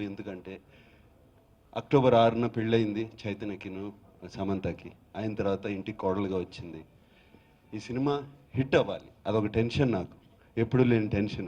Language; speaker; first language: Telugu; native; Telugu